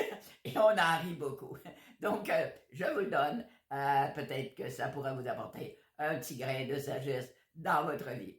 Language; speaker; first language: French; native; French